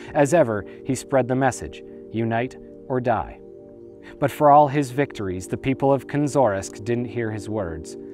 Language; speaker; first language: English; native; English